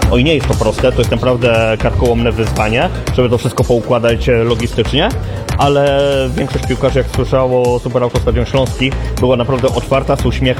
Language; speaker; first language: Polish; native; Polish